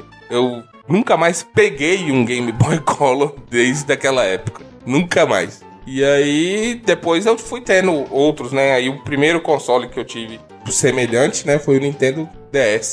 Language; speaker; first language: Portuguese; native; Portuguese